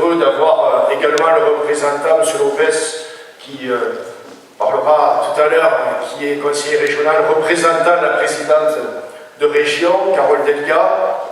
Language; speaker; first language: French; native; French